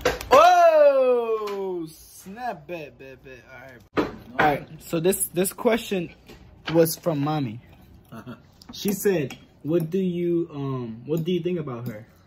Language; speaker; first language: English; non-native, local second language; Spanish